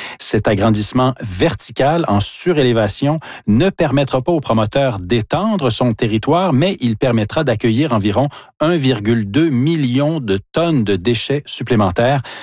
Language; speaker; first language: French; native; French